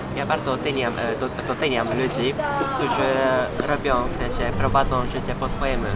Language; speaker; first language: Polish; non-native, fluent; Japanese